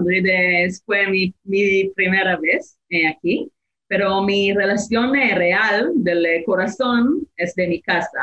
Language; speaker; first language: Spanish; non-native, fluent; Hebrew